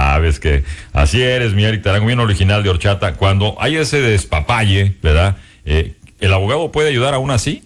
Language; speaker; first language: Spanish; native; Spanish